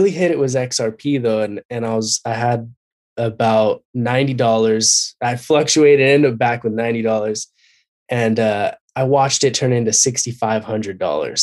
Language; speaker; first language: English; native; English